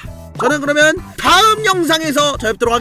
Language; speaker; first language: Korean; native; Korean